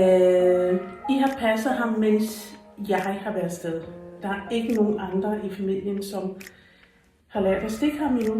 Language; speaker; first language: Danish; non-native, fluent; English